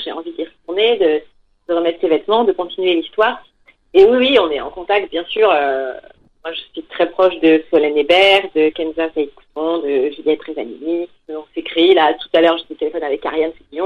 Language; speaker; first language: French; native; French